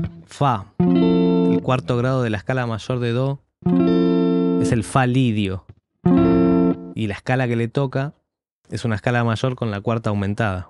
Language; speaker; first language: Spanish; native; Spanish